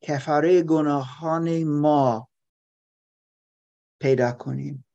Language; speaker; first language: Persian; non-native, fluent; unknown